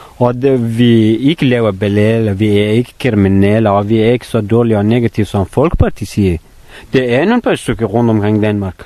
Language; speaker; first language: Danish; non-native, fluent; Persian